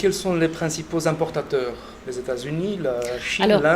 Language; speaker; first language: French; non-native, fluent; Romanian